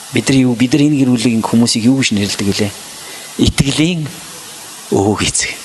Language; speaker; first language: Mongolian; native; Mongolian